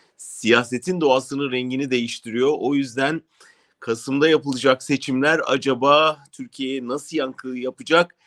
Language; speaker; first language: Turkish; native; Turkish